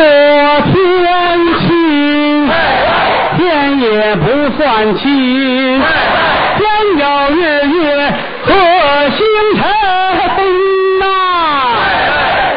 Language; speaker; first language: Chinese; native; Chinese